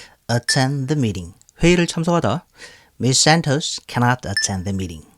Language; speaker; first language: English; non-native, fluent; Korean